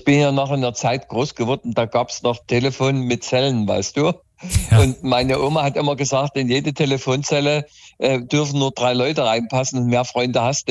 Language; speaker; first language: German; native; German